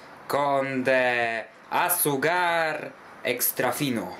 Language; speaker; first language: Spanish; non-native, learner; Polish